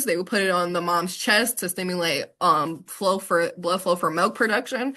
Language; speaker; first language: English; native; English